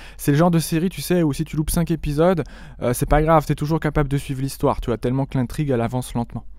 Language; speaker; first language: French; native; French